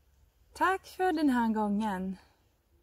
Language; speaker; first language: Swedish; non-native, fluent; Russian